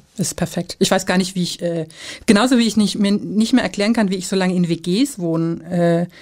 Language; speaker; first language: German; native; German